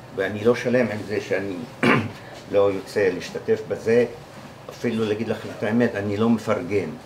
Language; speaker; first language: Hebrew; native; Hebrew